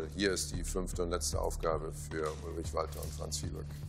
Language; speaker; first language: German; native; German